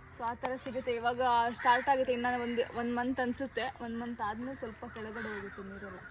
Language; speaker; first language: Kannada; non-native, local second language; Konkani